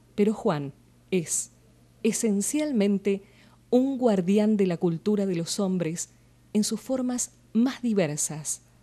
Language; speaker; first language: Spanish; native; Spanish